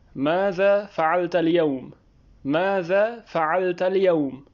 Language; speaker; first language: Arabic; non-native, fluent; Uzbek